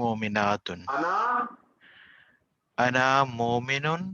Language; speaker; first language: Arabic; non-native, learner; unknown